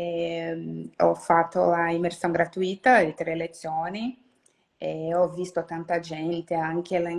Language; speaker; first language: Italian; non-native, learner; Portuguese